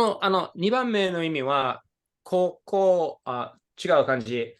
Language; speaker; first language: Japanese; non-native, fluent; English